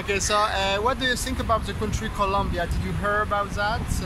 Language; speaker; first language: English; non-native, learner; French